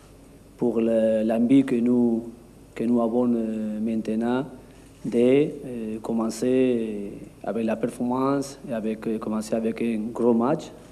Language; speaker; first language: French; non-native, learner; Spanish